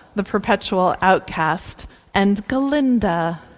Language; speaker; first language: English; native; English